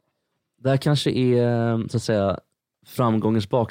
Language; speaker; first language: Swedish; native; Swedish